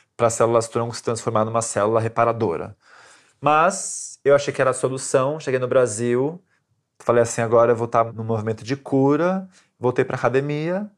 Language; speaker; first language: Portuguese; native; Portuguese